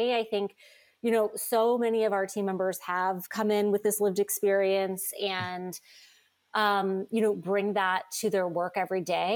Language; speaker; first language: English; native; English